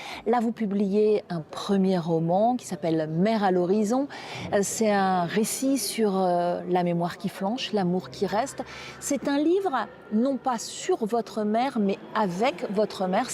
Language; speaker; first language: French; native; French